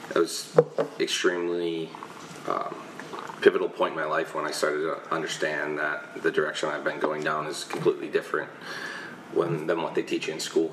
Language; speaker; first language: English; native; English